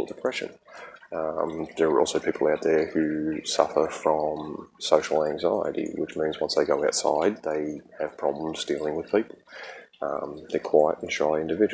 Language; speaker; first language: English; native; English